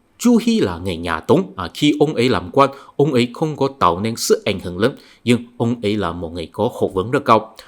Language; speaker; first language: Vietnamese; non-native, fluent; Chinese